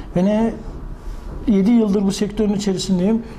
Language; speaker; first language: Turkish; native; Turkish